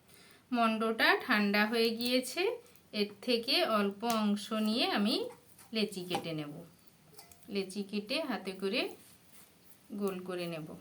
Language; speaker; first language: Bangla; native; Bangla